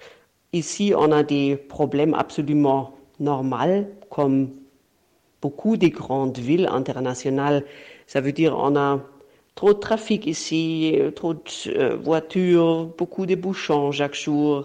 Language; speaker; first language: French; non-native, fluent; German